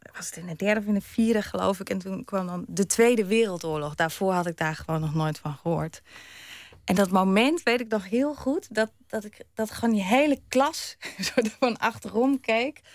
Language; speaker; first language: Dutch; early bilingual, other home language; German